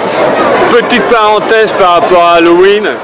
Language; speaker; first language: French; native; French